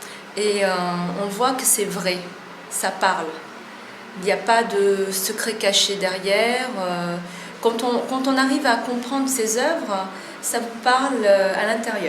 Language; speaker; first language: French; native; French